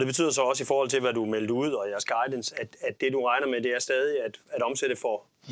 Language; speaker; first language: Danish; native; Danish